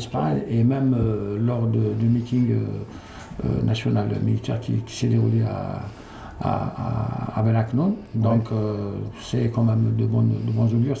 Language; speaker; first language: French; non-native, local second language; Arabic